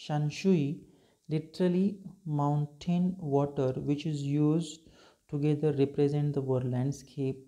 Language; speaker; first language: English; non-native, local second language; Marathi